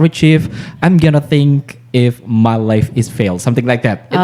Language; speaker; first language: English; non-native, learner; Indonesian